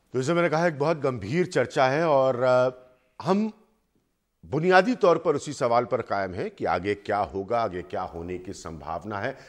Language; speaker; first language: Hindi; native; Hindi